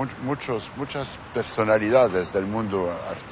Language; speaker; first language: Spanish; non-native, fluent; French